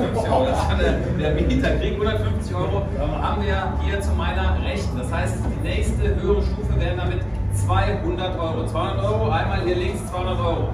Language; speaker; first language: German; native; German